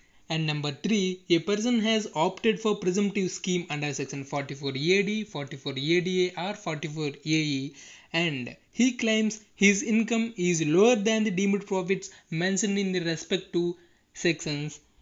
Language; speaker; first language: English; non-native, local second language; Telugu